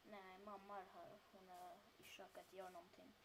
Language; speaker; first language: Swedish; early bilingual, other home language; Turkish